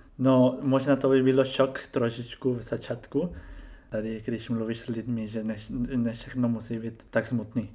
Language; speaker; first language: Czech; non-native, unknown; Spanish